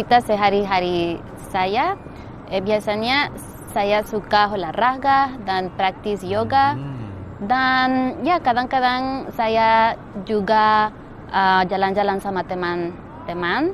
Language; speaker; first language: Indonesian; non-native, fluent; Spanish